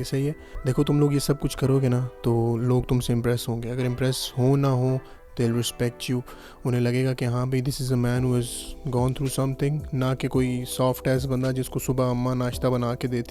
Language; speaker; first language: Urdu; non-native, local second language; Punjabi